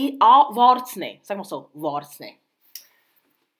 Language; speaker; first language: German; early bilingual, heritage; English